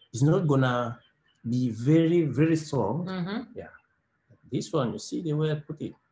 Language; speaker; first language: English; non-native, learner; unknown